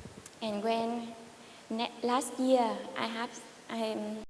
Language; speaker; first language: English; non-native, learner; Vietnamese